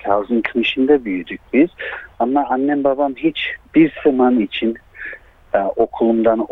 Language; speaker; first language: Turkish; early bilingual, heritage; Turkish